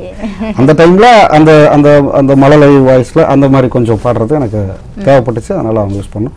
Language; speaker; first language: Tamil; native; Tamil